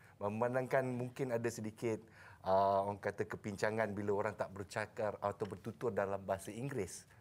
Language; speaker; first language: Malay; native; Malay